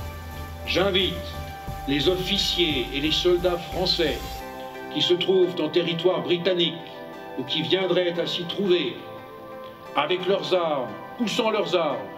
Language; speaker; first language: French; native; French